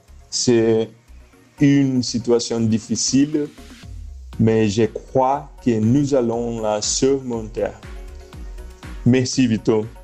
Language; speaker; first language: French; non-native, fluent; Portuguese